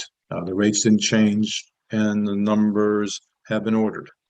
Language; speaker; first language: English; native; English